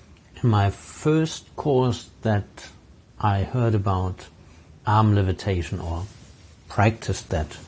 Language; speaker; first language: English; non-native, fluent; German